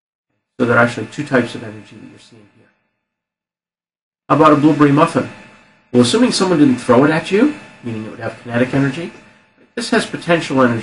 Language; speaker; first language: English; native; English